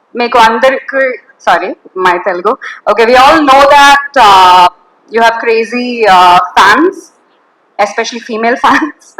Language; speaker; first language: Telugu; non-native, learner; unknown